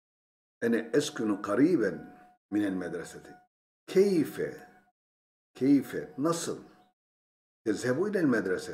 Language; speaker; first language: Arabic; non-native, fluent; Turkish